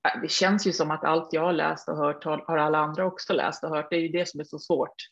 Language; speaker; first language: Swedish; native; Swedish